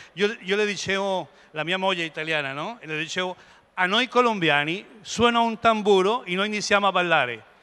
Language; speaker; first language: Italian; non-native, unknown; Spanish